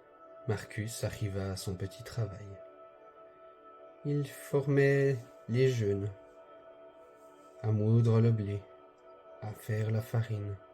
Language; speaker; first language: French; native; French